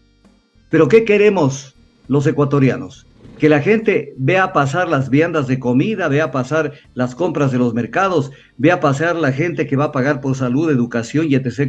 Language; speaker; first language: Spanish; native; Spanish